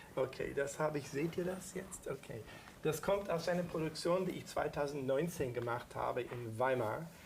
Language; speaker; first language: German; non-native, fluent; English